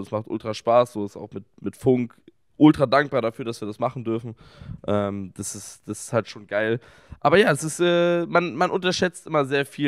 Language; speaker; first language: German; native; German